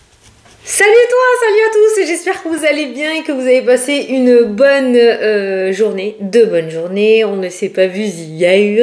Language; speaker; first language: French; native; French